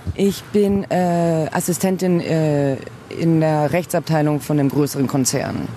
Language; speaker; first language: German; early bilingual, other home language; Portuguese